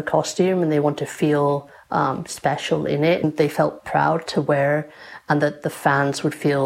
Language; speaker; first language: English; native; English